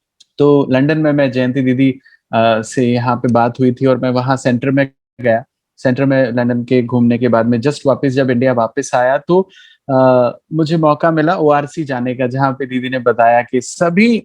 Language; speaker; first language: Hindi; native; Hindi